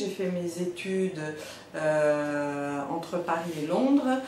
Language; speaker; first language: French; native; French